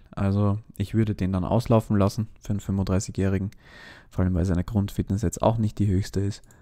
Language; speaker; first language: German; native; German